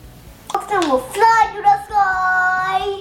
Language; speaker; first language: English; native; English